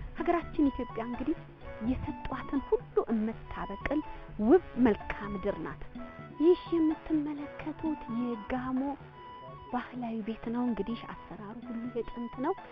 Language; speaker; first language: Amharic; native; Amharic